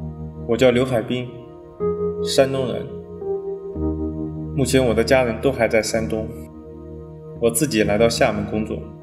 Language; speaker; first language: Chinese; native; Chinese